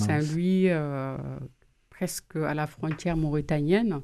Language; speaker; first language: French; non-native, local second language; Wolof